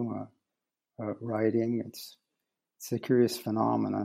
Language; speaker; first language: English; native; English